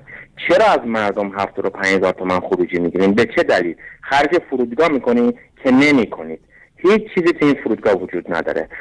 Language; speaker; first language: Persian; native; Persian